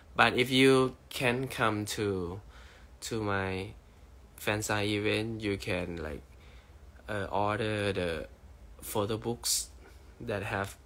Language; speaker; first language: English; non-native, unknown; Thai